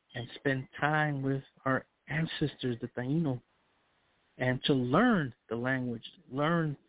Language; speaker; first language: English; early bilingual, other home language; Spanish